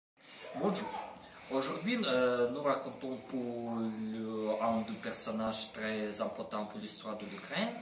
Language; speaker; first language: French; non-native, learner; Ukrainian